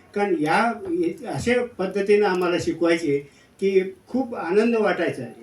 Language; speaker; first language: Marathi; non-native, local second language; Kannada